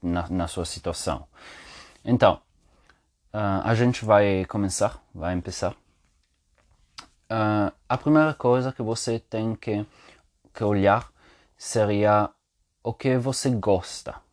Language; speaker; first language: Portuguese; non-native, learner; Spanish